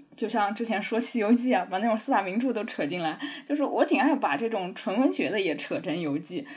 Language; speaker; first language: Chinese; native; Chinese